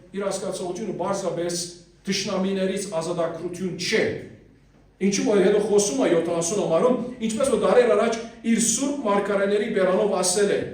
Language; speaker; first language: Armenian; early bilingual, heritage; Armenian